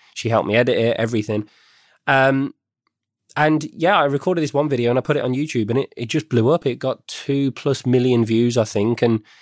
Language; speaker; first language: English; native; English